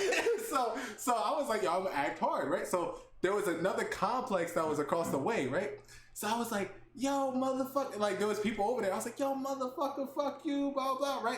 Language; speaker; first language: English; native; English